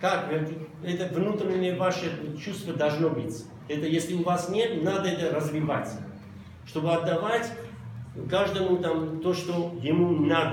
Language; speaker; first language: Russian; non-native, local second language; Armenian